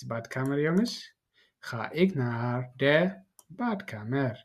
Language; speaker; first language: Dutch; non-native, learner; Tigrinya